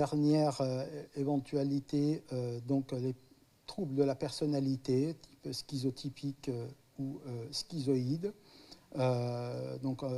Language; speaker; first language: French; native; French